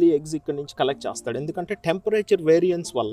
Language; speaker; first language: Telugu; native; Telugu